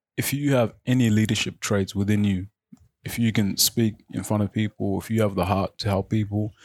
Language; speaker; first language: English; non-native, local second language; Arabic